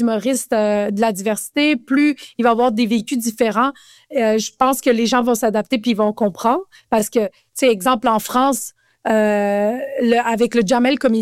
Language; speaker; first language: French; native; French